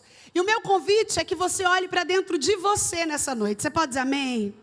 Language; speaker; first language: Portuguese; native; Portuguese